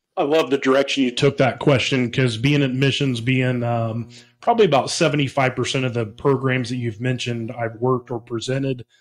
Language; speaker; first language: English; native; English